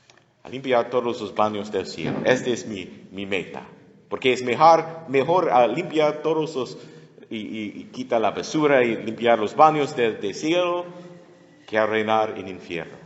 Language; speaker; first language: Spanish; non-native, learner; English